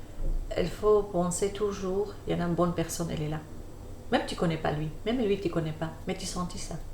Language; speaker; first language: French; non-native, learner; Arabic